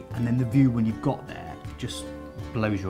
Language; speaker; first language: English; native; English